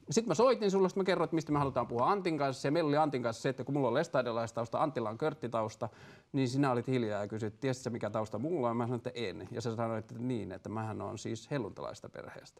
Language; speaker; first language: Finnish; native; Finnish